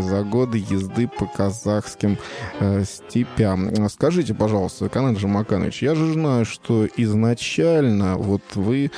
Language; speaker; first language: Russian; native; Russian